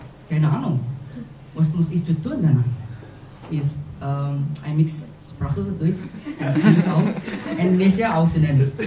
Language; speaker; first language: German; non-native, learner; Indonesian